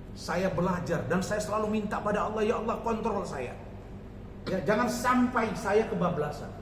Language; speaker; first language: Indonesian; native; Indonesian